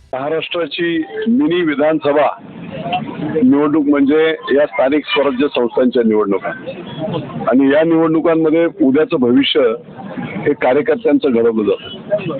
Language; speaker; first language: Marathi; native; Marathi